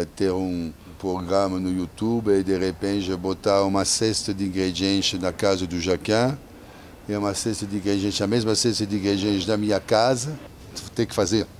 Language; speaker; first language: Portuguese; non-native, fluent; French